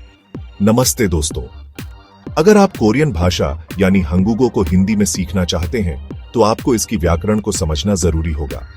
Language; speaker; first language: Hindi; native; Hindi